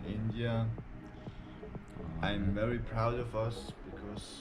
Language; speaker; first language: English; non-native, learner; Persian